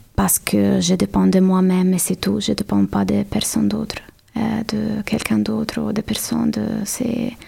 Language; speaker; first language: French; non-native, learner; Italian